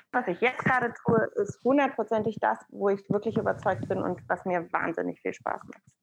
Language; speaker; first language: German; early bilingual, other home language; Persian